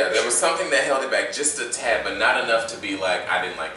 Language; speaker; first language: English; native; English